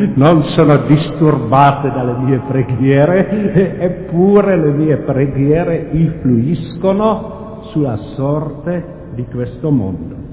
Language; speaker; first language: Italian; non-native, fluent; Czech